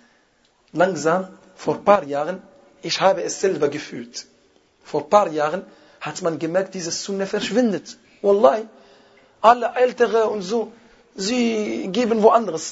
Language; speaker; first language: German; non-native, fluent; Arabic